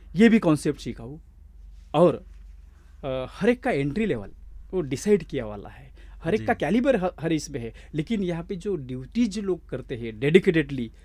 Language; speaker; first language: Hindi; non-native, local second language; Marathi